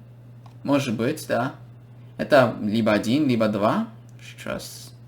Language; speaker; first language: Russian; non-native, fluent; English